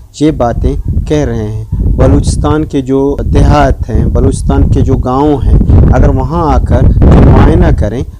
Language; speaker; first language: Urdu; non-native, local second language; Baluchi